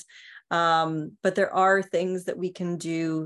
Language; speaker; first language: English; native; English